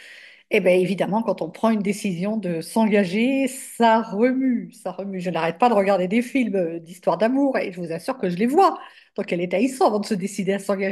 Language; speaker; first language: French; native; French